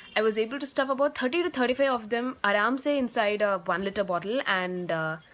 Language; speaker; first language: English; non-native, local second language; Tamil